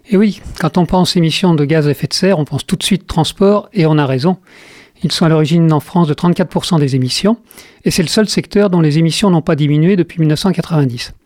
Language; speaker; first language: French; native; French